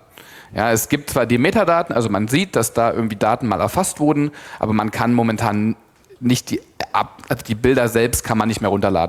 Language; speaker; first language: German; native; German